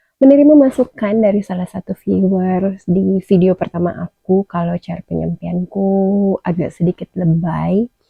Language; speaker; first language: Indonesian; native; Indonesian